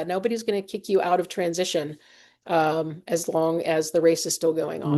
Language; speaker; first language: English; native; English